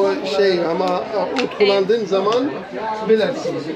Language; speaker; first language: Turkish; non-native, learner; Arabic